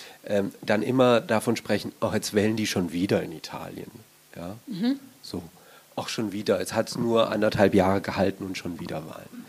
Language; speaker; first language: German; native; German